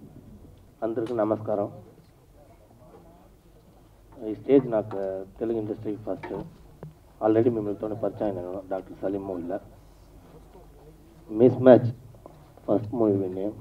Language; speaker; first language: Telugu; non-native, learner; Tamil